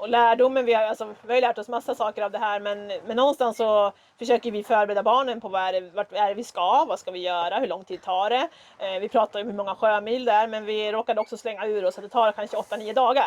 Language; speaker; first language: Swedish; native; Swedish